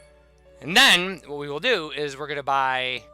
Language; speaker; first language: English; native; English